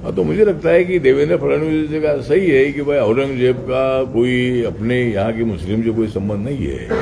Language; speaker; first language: Hindi; non-native, local second language; Marathi